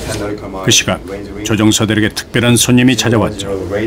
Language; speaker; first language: Korean; native; Korean